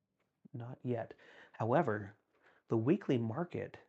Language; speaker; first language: English; native; English